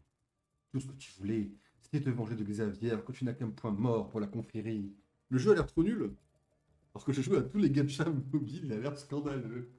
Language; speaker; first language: French; native; French